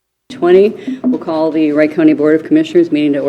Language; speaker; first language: English; native; English